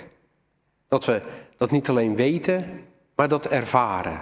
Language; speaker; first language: Dutch; native; Dutch